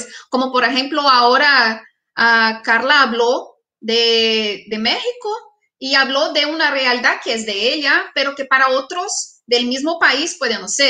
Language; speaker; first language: Spanish; non-native, fluent; Portuguese